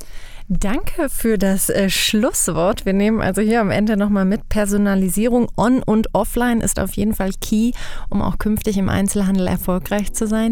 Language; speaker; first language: German; native; German